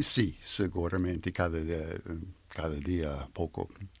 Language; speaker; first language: Spanish; non-native, learner; French